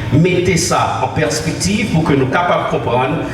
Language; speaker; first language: French; non-native, learner; Haitian Creole